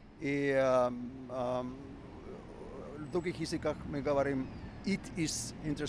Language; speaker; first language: Russian; non-native, fluent; Finnish